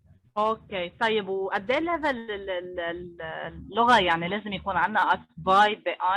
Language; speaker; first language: Arabic; native; Arabic